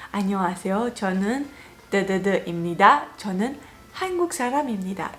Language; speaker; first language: Korean; non-native, fluent; French